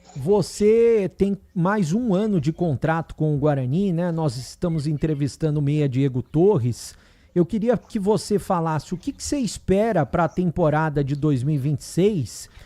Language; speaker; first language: Portuguese; native; Portuguese